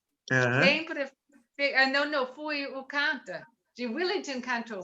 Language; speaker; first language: Portuguese; non-native, learner; English